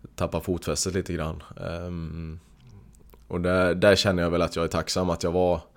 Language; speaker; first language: Swedish; native; Swedish